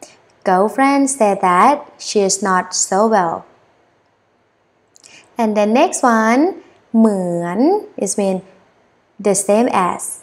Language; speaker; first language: English; non-native, learner; Thai